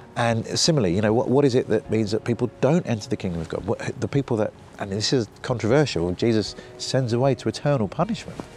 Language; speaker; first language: English; native; English